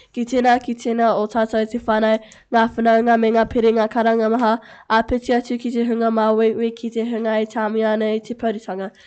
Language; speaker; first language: Māori; non-native, local second language; English